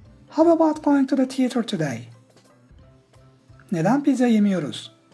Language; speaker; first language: English; non-native, fluent; Turkish